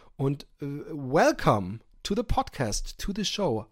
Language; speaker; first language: English; non-native, fluent; German